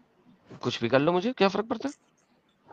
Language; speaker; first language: Hindi; native; Hindi